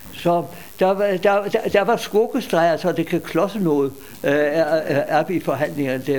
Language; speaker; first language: Danish; native; Danish